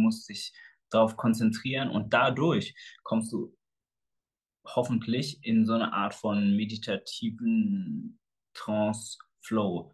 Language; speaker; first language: German; early bilingual, other home language; Portuguese